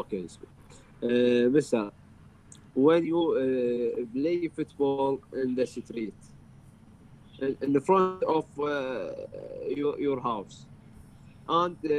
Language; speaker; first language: English; non-native, learner; Arabic